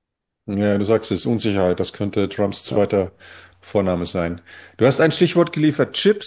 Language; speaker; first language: German; native; German